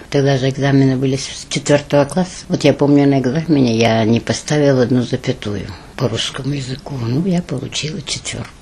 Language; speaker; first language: Russian; non-native, local second language; German